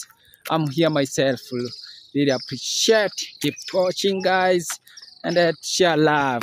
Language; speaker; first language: English; non-native, learner; Swahili